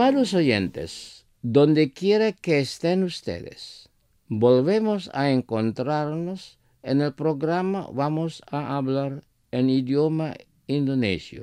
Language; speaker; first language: Spanish; non-native, fluent; Indonesian